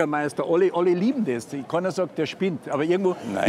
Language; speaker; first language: German; native; German